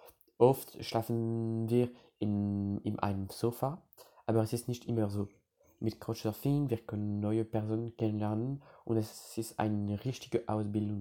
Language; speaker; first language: German; non-native, learner; French